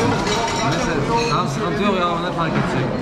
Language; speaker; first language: Russian; non-native, learner; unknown